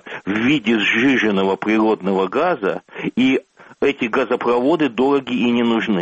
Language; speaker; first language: Russian; native; Russian